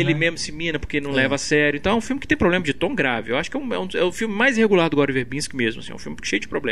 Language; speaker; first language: Portuguese; native; Portuguese